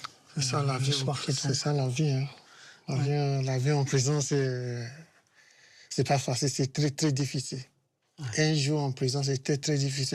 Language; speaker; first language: French; non-native, learner; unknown